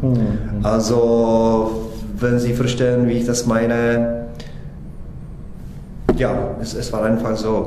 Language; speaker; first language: German; non-native, fluent; Czech